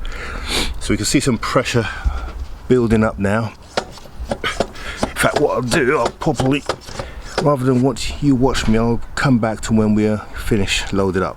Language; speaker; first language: English; native; English